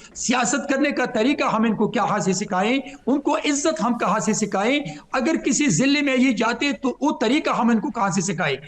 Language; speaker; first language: Urdu; non-native, local second language; Pashto